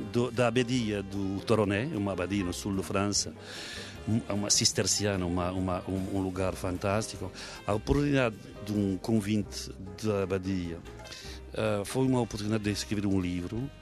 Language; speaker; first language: Portuguese; non-native, fluent; French